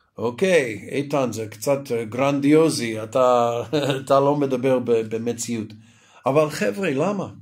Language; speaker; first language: Hebrew; non-native, fluent; English